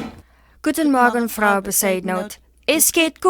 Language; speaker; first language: German; non-native, learner; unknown